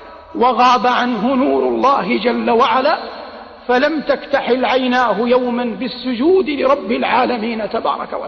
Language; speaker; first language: Arabic; native; Arabic